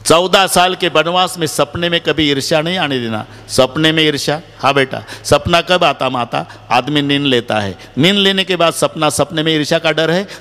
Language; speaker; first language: Hindi; non-native, local second language; Marathi